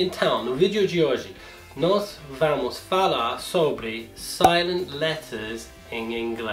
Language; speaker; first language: Portuguese; non-native, fluent; English